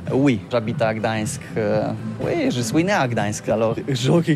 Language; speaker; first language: French; non-native, learner; Polish